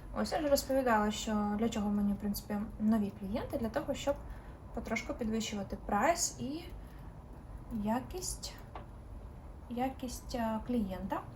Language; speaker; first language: Ukrainian; non-native, local second language; Russian